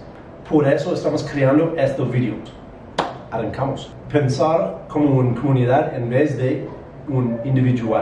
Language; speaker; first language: Spanish; non-native, learner; English